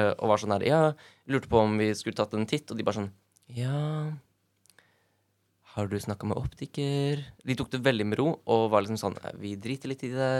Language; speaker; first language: Norwegian; native; Norwegian